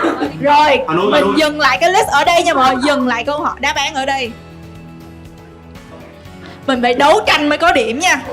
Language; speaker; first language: Vietnamese; native; Vietnamese